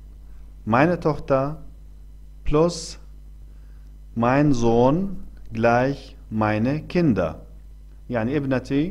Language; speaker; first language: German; non-native, fluent; Arabic